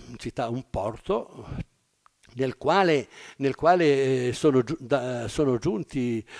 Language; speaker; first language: Italian; native; Italian